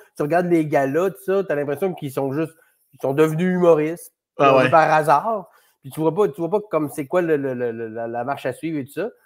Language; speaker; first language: French; native; French